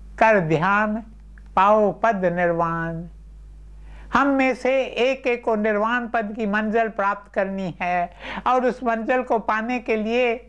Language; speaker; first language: Urdu; non-native, local second language; Sindhi